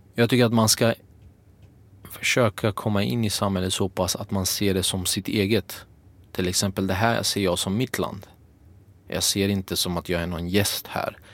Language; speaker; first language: Swedish; early bilingual, other home language; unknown